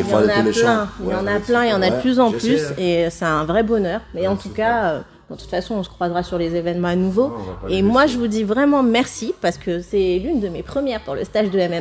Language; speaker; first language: French; native; French